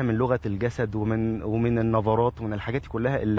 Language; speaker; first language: Arabic; native; Arabic